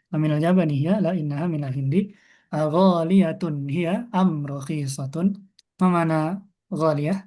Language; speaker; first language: Arabic; non-native, fluent; Indonesian